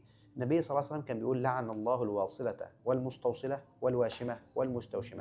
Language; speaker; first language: Arabic; native; Arabic